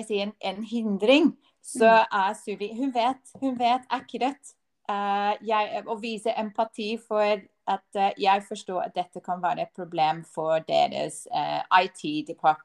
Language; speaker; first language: Norwegian; non-native, fluent; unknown